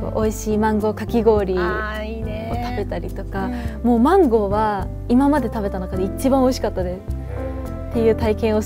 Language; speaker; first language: Japanese; native; Japanese